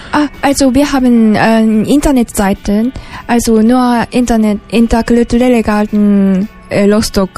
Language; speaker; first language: German; non-native, learner; Japanese